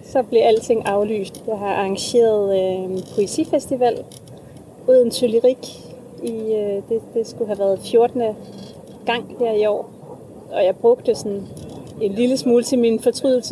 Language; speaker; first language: Danish; native; Danish